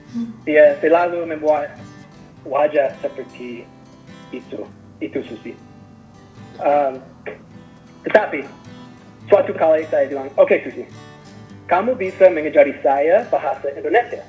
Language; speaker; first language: Indonesian; non-native, learner; English